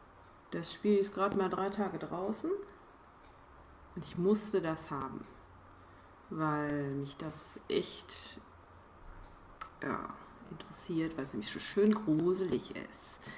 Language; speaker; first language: German; native; German